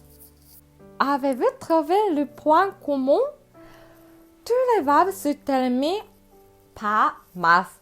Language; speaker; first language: French; non-native, fluent; Japanese